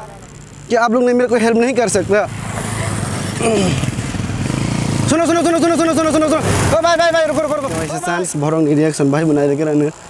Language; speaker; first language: Hindi; non-native, local second language; Kok Borok